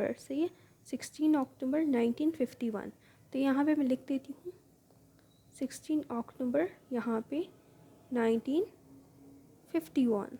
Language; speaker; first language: Urdu; native; Urdu